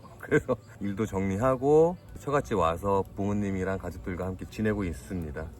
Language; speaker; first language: Korean; native; Korean